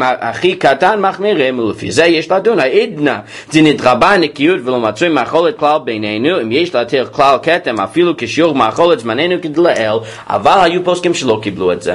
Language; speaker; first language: Hebrew; non-native, fluent; English